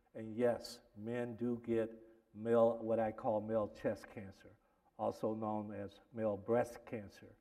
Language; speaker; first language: English; native; English